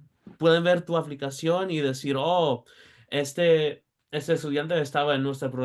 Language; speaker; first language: Spanish; early bilingual, heritage; Spanish